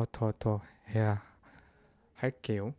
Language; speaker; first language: Korean; non-native, learner; Filipino